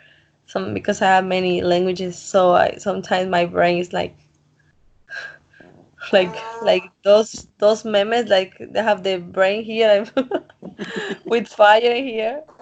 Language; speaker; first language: English; non-native, learner; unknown